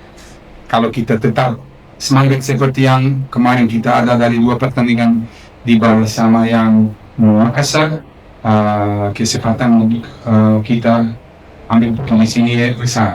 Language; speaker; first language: Indonesian; non-native, fluent; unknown